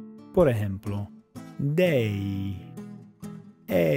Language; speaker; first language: Spanish; non-native, fluent; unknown